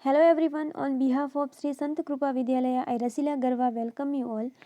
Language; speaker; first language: English; non-native, local second language; Gujarati